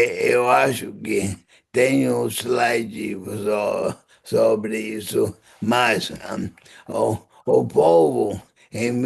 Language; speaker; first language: Portuguese; non-native, fluent; English